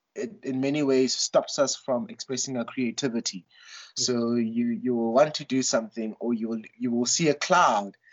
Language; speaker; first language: English; non-native, local second language; Tswana